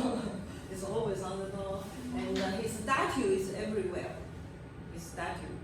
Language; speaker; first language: English; non-native, learner; Chinese